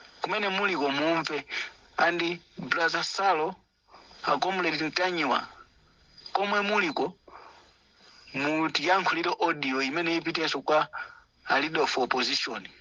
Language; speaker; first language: Nyanja; native; Nyanja